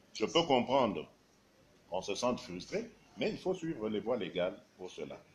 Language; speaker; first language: French; non-native, local second language; Luba-Lulua